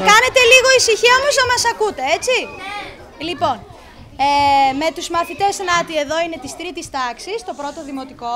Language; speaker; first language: Greek; native; Greek